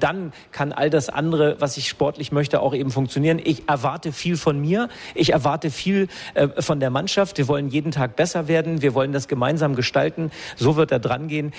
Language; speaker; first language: German; native; German